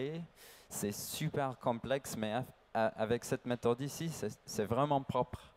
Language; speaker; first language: French; non-native, learner; English